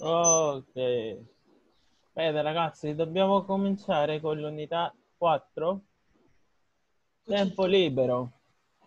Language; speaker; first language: Italian; non-native, fluent; Spanish